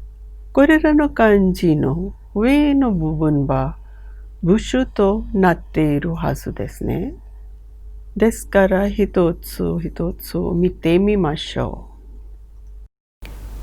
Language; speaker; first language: Japanese; non-native, fluent; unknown